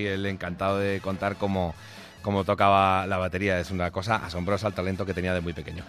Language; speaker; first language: Spanish; native; Spanish